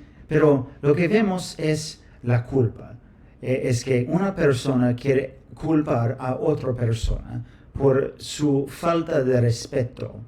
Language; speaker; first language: Spanish; non-native, fluent; English